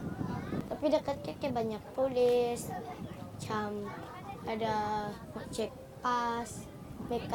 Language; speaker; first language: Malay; early bilingual, other home language; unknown